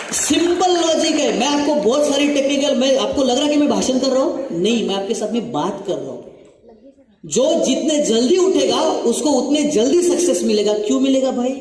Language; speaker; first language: Hindi; non-native, local second language; Marathi